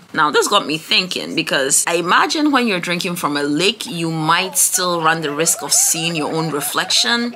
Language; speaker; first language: English; non-native, local second language; Ewe